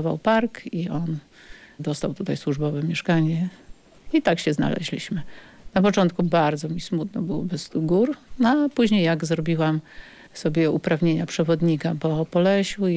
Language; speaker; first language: Polish; native; Polish